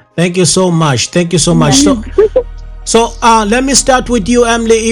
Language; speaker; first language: English; non-native, local second language; Zulu